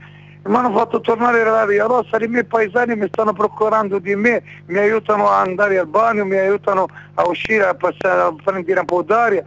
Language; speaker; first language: Italian; non-native, learner; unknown